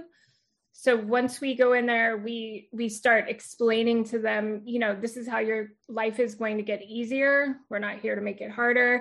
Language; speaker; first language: English; native; English